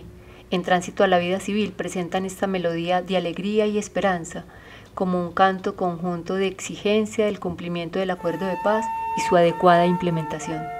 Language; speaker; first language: Spanish; native; Spanish